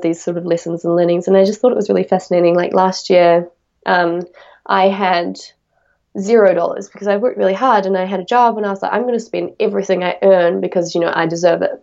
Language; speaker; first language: English; native; English